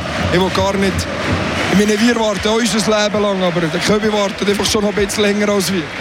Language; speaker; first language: German; native; German